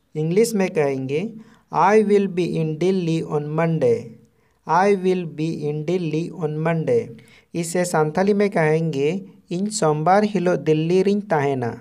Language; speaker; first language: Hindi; non-native, local second language; Santali